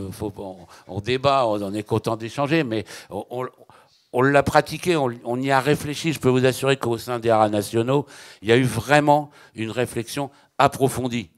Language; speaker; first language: French; native; French